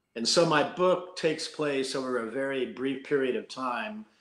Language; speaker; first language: English; native; English